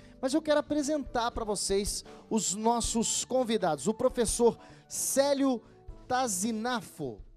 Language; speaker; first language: Portuguese; native; Portuguese